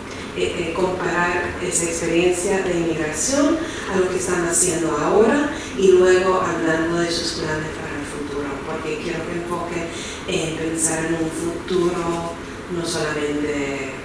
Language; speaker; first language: Spanish; non-native, fluent; English